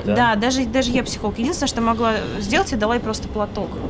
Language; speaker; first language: Russian; native; Russian